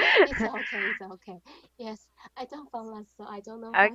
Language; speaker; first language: English; non-native, learner; Chinese